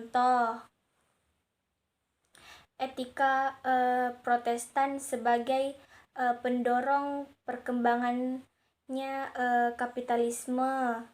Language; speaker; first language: Indonesian; native; Indonesian